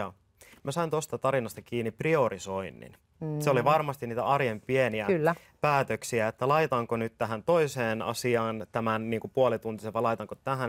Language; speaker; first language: Finnish; native; Finnish